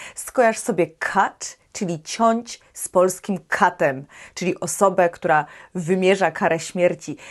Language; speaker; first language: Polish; native; Polish